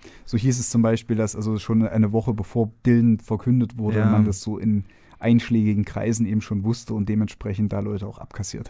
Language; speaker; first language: German; native; German